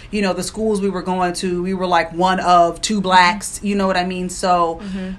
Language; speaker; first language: English; native; English